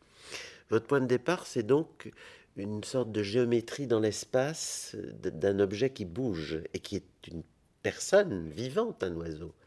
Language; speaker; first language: French; native; French